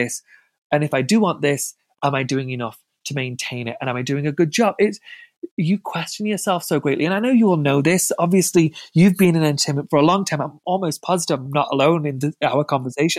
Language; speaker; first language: English; native; English